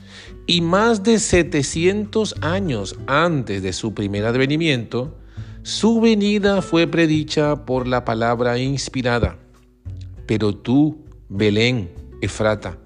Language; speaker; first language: Spanish; native; Spanish